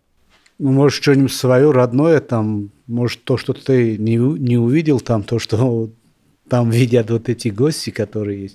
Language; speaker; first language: Russian; non-native, local second language; Tajik